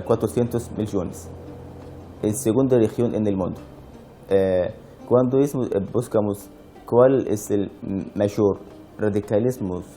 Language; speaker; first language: Spanish; non-native, learner; Arabic